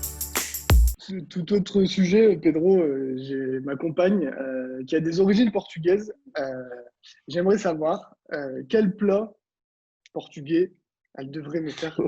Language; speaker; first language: French; native; French